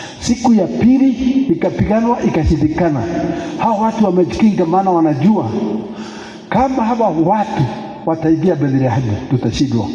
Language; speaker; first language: Swahili; non-native, local second language; Kikuyu